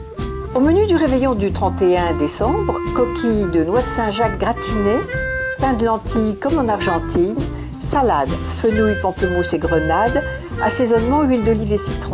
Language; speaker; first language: French; native; French